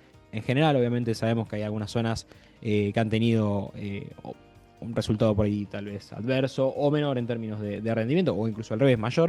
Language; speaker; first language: Spanish; native; Spanish